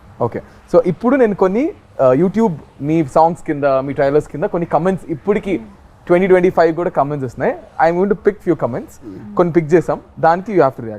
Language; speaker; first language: Telugu; native; Telugu